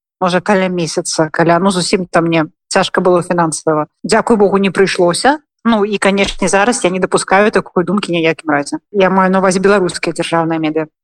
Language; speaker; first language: Belarusian; non-native, local second language; Russian